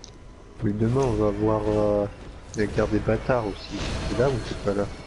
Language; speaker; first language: French; native; French